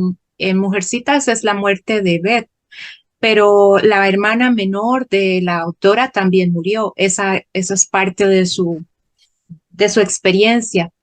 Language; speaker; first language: Spanish; non-native, fluent; Portuguese